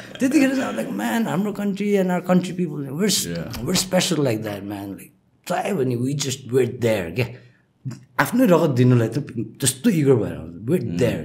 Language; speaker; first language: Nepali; native; Nepali